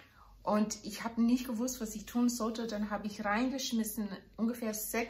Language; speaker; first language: German; non-native, fluent; English